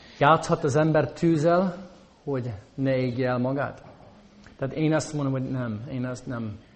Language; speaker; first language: Hungarian; non-native, fluent; English